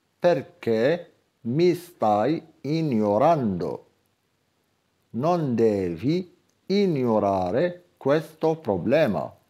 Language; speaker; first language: Italian; non-native, fluent; Arabic